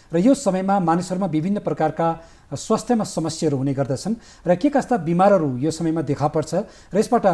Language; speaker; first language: Nepali; native; Nepali